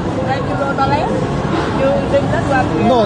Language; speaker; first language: English; non-native, learner; Vietnamese